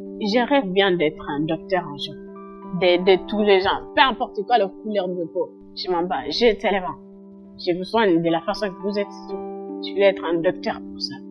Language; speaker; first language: French; non-native, learner; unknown